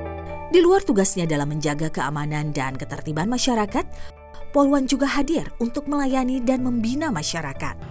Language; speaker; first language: Indonesian; native; Indonesian